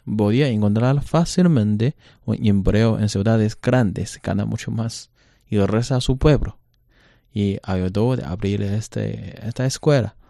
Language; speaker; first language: Spanish; non-native, learner; Chinese